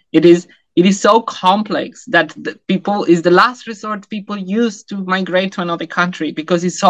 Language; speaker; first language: English; non-native, fluent; Spanish